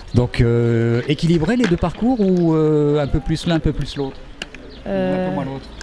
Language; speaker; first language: French; native; French